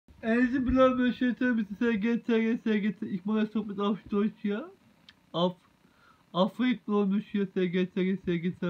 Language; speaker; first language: German; non-native, learner; Turkish